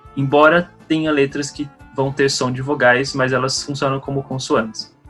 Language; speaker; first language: Portuguese; native; Portuguese